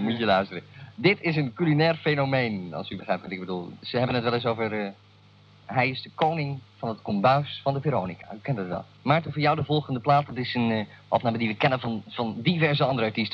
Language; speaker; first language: Dutch; native; Dutch